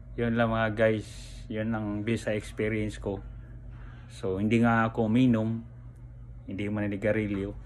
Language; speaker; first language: Filipino; non-native, local second language; Cebuano